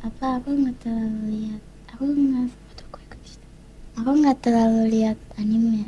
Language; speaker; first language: Indonesian; early bilingual, heritage; Indonesian